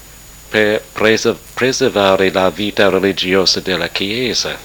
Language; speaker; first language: Italian; non-native, learner; English